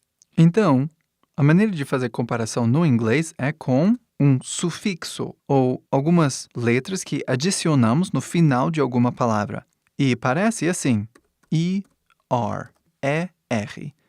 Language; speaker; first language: Portuguese; non-native, fluent; English